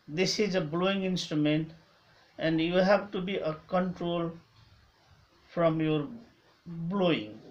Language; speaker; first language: English; non-native, local second language; Nepali